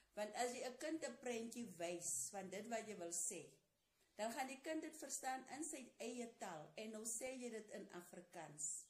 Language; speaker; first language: Afrikaans; non-native, local second language; Xhosa